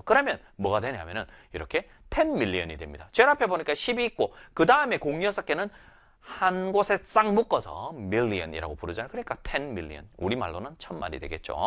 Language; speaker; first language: Korean; native; Korean